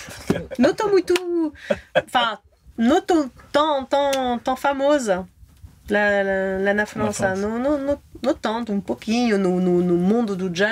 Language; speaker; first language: Portuguese; non-native, fluent; French